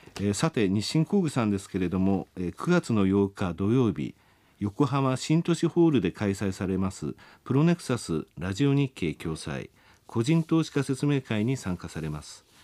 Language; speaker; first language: Japanese; native; Japanese